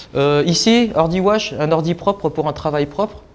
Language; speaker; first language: French; native; French